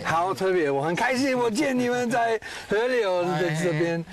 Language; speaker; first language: Chinese; non-native, learner; English